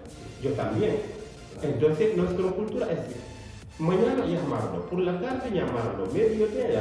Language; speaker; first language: Spanish; non-native, learner; Fula